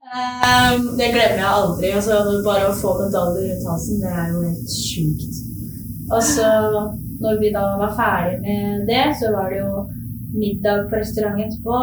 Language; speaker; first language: Norwegian; native; Norwegian